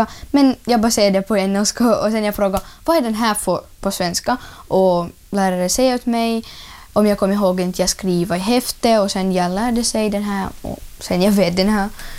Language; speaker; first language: Swedish; non-native, learner; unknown